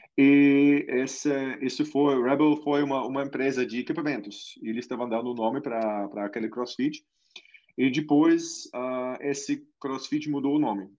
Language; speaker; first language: Portuguese; non-native, fluent; German